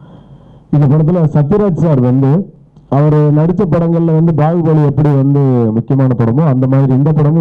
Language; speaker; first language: Tamil; native; Tamil